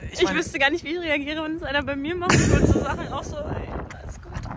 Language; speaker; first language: German; native; German